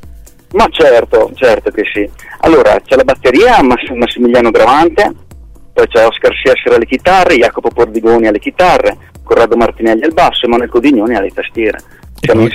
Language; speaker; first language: Italian; native; Italian